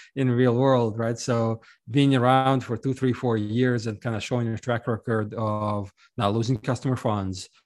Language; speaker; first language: English; non-native, fluent; Russian